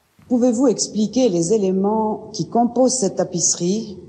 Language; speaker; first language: French; native; French